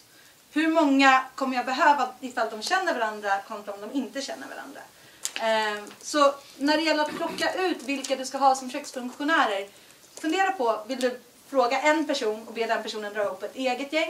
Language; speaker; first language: Swedish; native; Swedish